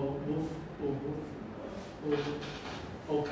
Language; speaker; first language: French; non-native, learner; Khmer